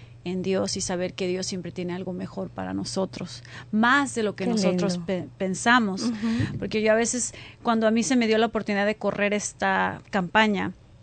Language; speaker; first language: Spanish; early bilingual, heritage; Spanish